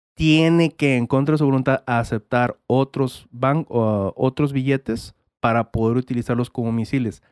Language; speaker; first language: Spanish; native; Spanish